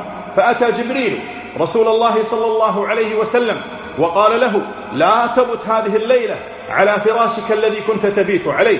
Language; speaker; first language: Arabic; native; Arabic